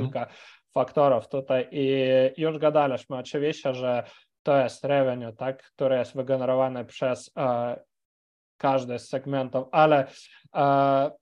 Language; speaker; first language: Polish; non-native, fluent; Ukrainian